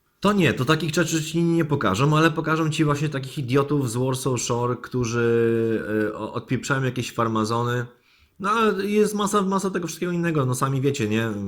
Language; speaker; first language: Polish; native; Polish